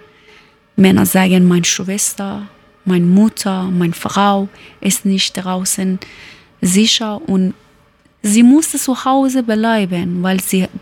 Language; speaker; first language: German; non-native, learner; Persian